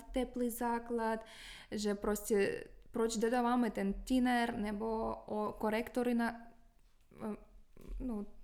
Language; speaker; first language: Czech; non-native, fluent; Ukrainian